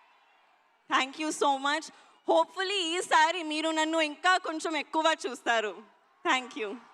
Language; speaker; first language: Telugu; non-native, learner; Hindi